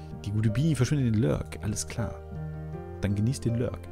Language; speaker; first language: German; native; German